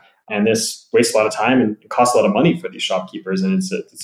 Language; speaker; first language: English; native; English